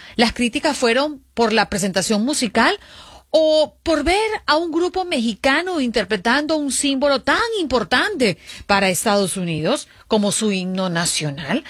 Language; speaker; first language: Spanish; native; Spanish